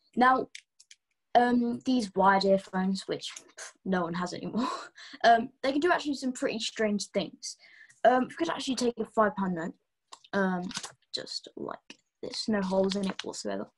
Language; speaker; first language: English; native; English